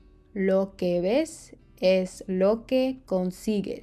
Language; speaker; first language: Spanish; non-native, learner; English